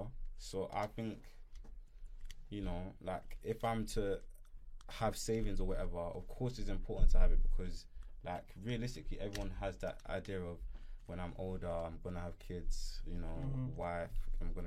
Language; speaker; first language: English; native; English